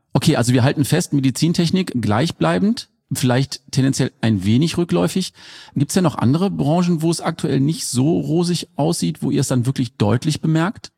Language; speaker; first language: German; native; German